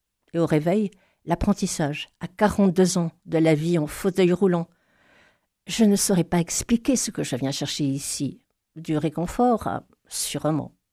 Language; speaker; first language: French; native; French